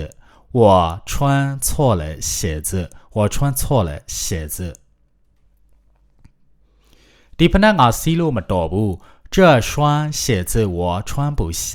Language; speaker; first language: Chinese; non-native, fluent; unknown